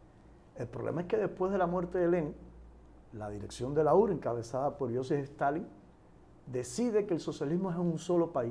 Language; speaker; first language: Spanish; native; Spanish